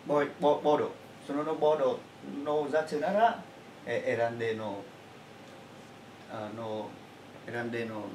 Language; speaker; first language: Japanese; non-native, learner; Chinese